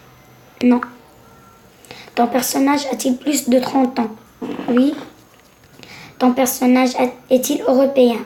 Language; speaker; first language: French; non-native, local second language; Arabic